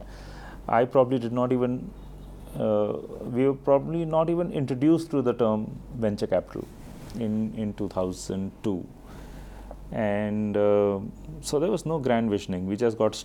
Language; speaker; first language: English; non-native, local second language; Hindi